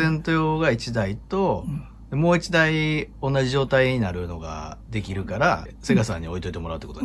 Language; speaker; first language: Japanese; native; Japanese